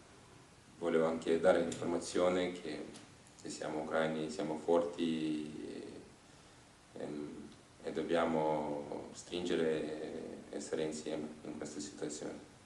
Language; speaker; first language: Italian; non-native, learner; Ukrainian